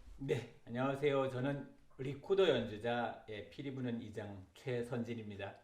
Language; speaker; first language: Korean; native; Korean